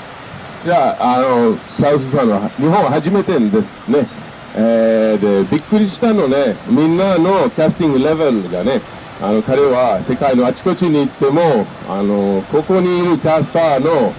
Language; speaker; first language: Japanese; non-native, fluent; French